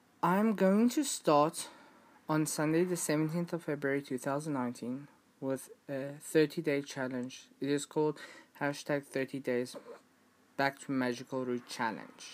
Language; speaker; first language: English; non-native, fluent; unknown